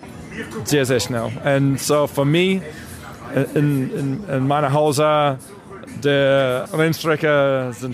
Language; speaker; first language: German; non-native, learner; English